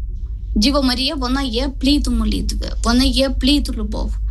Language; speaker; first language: Ukrainian; non-native, learner; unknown